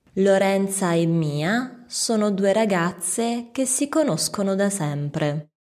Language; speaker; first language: Italian; native; Italian